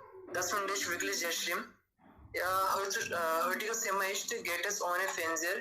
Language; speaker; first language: German; non-native, learner; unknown